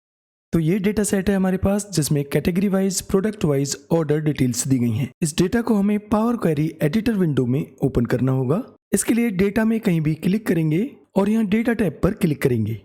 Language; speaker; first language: Hindi; native; Hindi